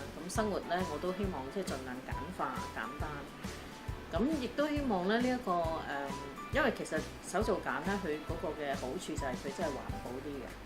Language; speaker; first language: Cantonese; native; Cantonese